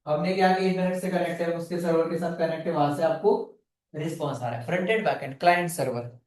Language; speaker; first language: Hindi; non-native, local second language; Marathi